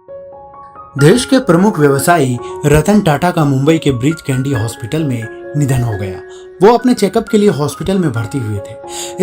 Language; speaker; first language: Hindi; native; Hindi